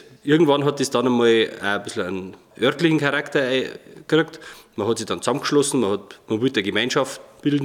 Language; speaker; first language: German; native; German